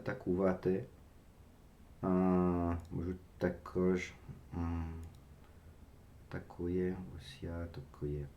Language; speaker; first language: Ukrainian; non-native, learner; French